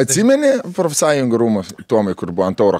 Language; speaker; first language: Lithuanian; native; Lithuanian